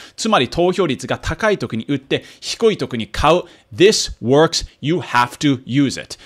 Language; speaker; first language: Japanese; early bilingual, heritage; Japanese